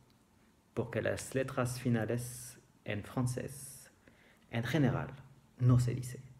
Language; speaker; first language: Spanish; non-native, fluent; French